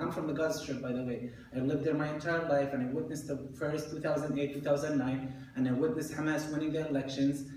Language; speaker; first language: English; non-native, fluent; Arabic